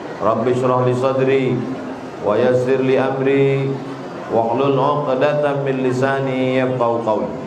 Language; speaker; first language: Indonesian; native; Indonesian